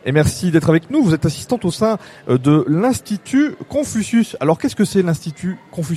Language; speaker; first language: French; native; French